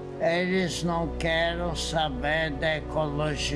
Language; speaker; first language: Portuguese; non-native, fluent; Polish